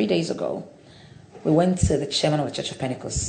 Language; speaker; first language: English; non-native, local second language; Akan